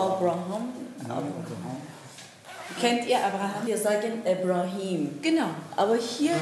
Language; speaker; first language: German; non-native, learner; Persian